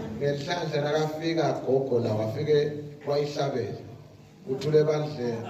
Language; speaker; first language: Zulu; non-native, local second language; Swati